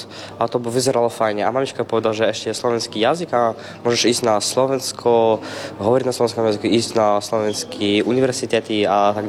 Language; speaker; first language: Slovak; non-native, learner; Russian